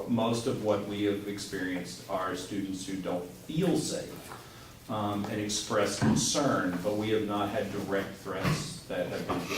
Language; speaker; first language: English; native; English